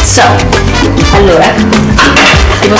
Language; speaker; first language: Italian; early bilingual, heritage; English